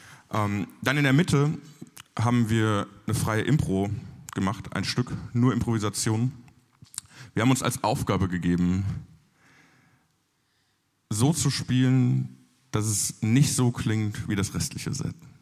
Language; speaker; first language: German; native; German